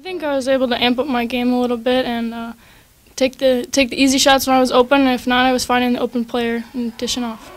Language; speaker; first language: English; native; English